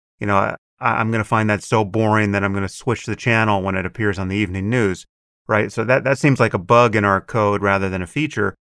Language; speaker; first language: English; native; English